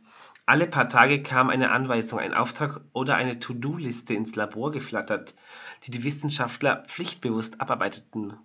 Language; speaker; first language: German; native; German